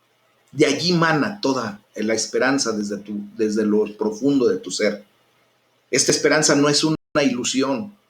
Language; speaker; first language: Spanish; native; Spanish